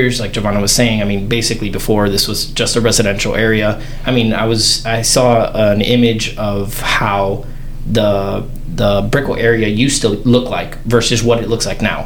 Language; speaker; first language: English; native; English